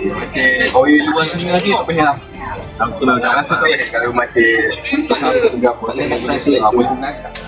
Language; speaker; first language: Malay; native; Malay